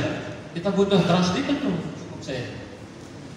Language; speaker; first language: Indonesian; non-native, learner; Arabic